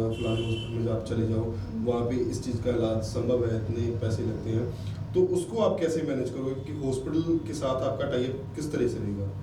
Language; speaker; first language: Hindi; non-native, local second language; Punjabi